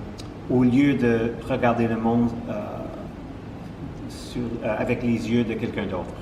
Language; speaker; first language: French; non-native, local second language; English